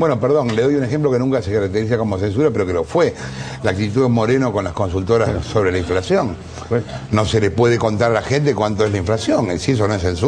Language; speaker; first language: Spanish; native; Spanish